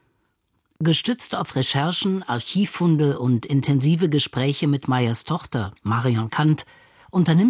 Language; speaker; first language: German; native; German